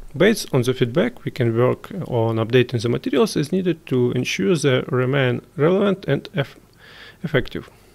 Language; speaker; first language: English; non-native, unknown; Ukrainian